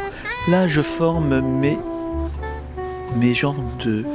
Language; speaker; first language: French; native; French